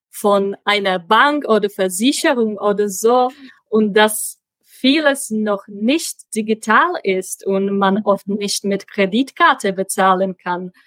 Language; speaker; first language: German; non-native, learner; Czech